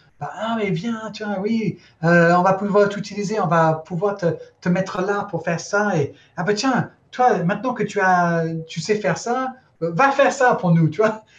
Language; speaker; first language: French; non-native, fluent; English